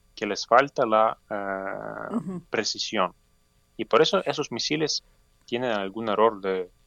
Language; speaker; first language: Spanish; non-native, fluent; Ukrainian